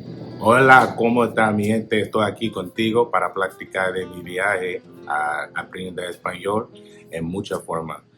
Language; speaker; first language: Spanish; non-native, learner; English